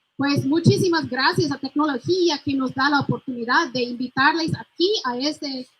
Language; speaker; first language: Spanish; non-native, fluent; English